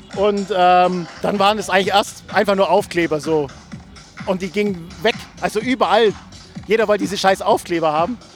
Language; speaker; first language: German; native; German